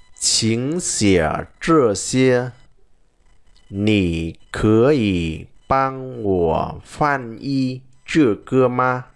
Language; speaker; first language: Chinese; non-native, fluent; Vietnamese